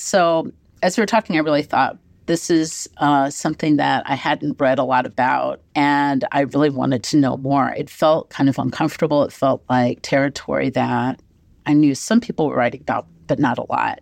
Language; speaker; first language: English; native; English